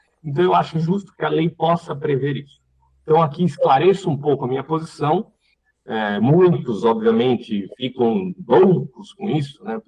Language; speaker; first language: Portuguese; native; Portuguese